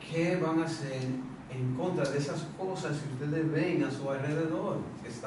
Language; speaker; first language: Spanish; native; Spanish